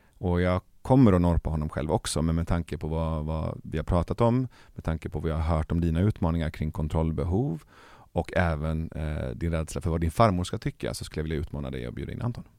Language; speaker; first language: Swedish; early bilingual, other home language; Persian